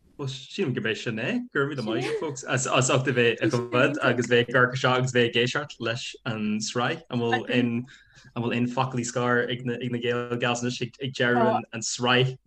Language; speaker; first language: Irish; non-native, local second language; English